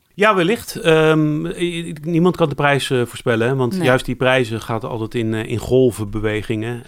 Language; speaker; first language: Dutch; native; Dutch